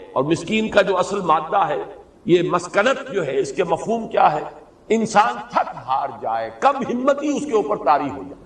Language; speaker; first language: Urdu; native; Urdu